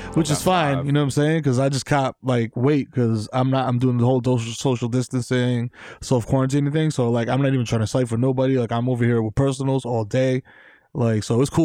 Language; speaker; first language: English; early bilingual, other home language; Spanish